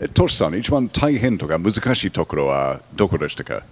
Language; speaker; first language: Japanese; non-native, fluent; English